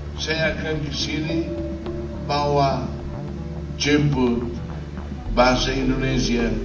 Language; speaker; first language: Indonesian; non-native, fluent; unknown